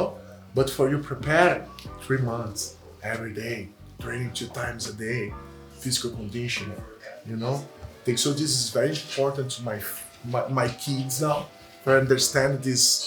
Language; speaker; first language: English; non-native, learner; Portuguese